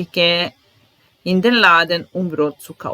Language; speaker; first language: German; non-native, fluent; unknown